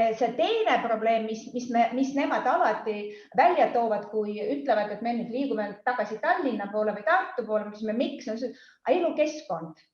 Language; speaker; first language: Estonian; non-native, local second language; Russian